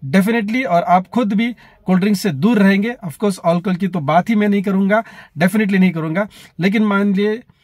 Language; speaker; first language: Hindi; non-native, local second language; Marathi